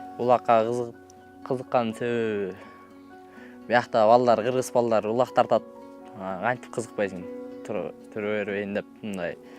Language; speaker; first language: Kyrgyz; non-native, local second language; Russian